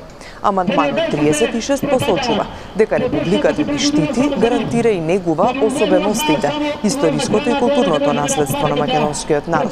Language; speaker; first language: Macedonian; native; Macedonian